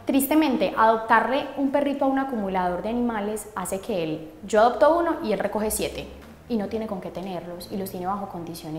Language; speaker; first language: Spanish; native; Spanish